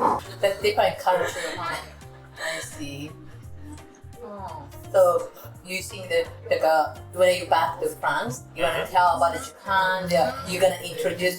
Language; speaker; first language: English; non-native, learner; Japanese